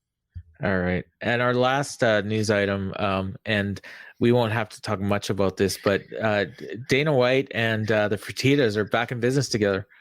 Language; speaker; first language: English; native; English